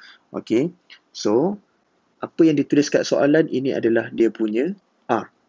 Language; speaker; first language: Malay; native; Malay